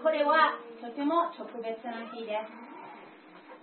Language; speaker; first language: Japanese; non-native, learner; English